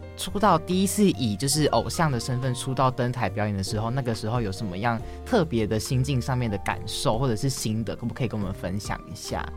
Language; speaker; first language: Chinese; native; Chinese